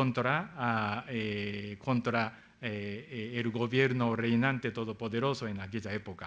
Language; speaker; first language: Spanish; non-native, fluent; Japanese